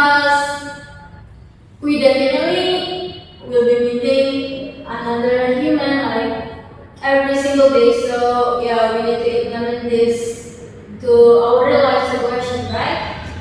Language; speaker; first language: English; non-native, fluent; Indonesian